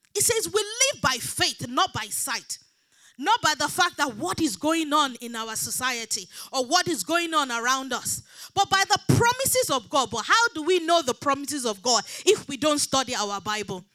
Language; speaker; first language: English; non-native, local second language; Yoruba